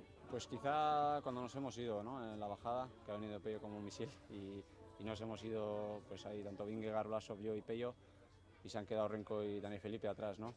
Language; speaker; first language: Spanish; non-native, local second language; Basque